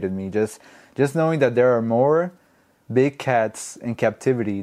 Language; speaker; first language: English; non-native, fluent; Spanish